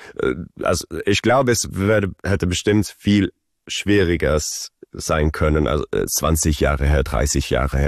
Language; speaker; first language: German; early bilingual, heritage; Swedish